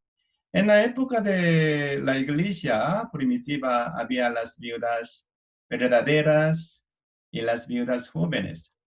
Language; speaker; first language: Spanish; non-native, fluent; Korean